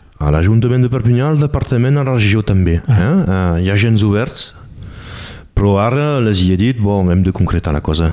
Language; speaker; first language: Catalan; non-native, local second language; French